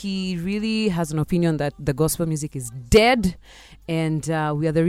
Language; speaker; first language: English; non-native, local second language; Kamba